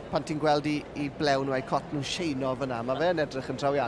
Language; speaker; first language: Welsh; native; Welsh